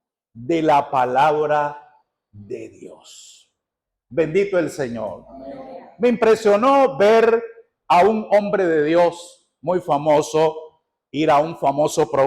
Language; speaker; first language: Spanish; native; Spanish